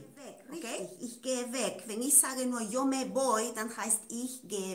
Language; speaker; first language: German; non-native, fluent; Spanish